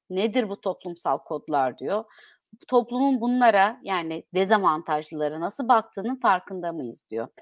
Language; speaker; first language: Turkish; native; Turkish